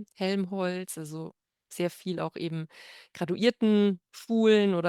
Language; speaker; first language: German; native; German